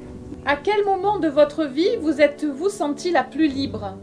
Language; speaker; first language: French; native; French